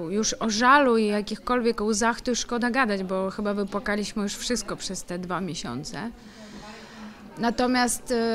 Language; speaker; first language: Polish; non-native, fluent; Ukrainian